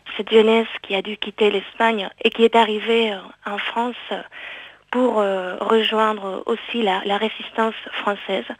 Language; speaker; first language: French; non-native, fluent; Spanish